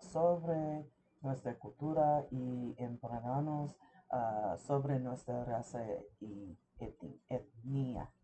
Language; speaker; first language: Spanish; early bilingual, heritage; English